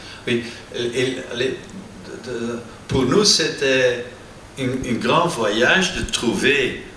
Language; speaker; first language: French; non-native, local second language; Dutch